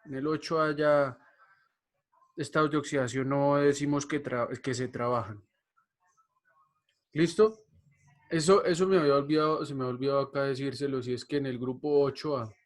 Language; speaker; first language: Spanish; native; Spanish